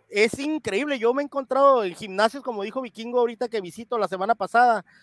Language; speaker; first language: Spanish; native; Spanish